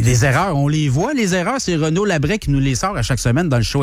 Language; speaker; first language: French; native; French